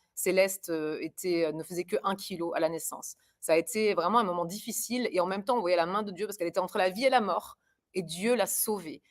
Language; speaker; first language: French; early bilingual, other home language; German